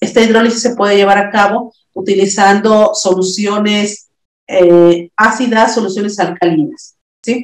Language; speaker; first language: Spanish; native; Spanish